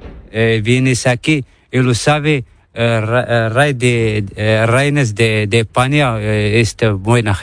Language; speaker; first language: Spanish; non-native, learner; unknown